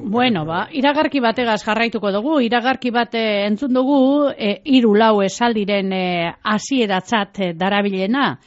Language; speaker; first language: Basque; native; Basque